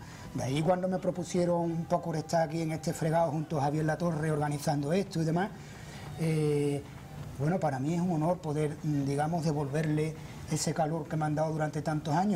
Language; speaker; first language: Spanish; native; Spanish